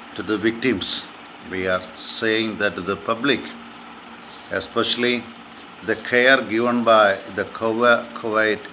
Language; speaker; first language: English; non-native, local second language; Malayalam